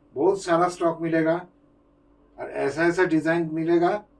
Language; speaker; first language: Hindi; non-native, local second language; Bangla